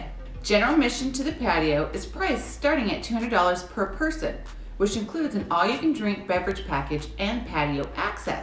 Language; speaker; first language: English; native; English